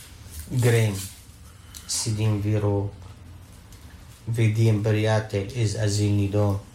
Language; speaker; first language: Slovenian; non-native, learner; Arabic